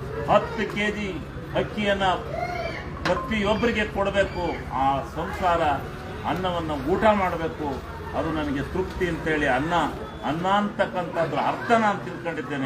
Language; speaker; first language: Kannada; native; Kannada